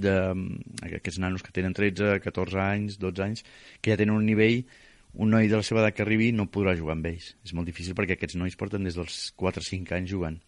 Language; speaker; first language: Catalan; native; Catalan